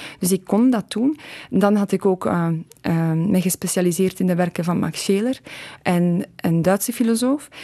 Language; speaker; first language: Dutch; early bilingual, other home language; Polish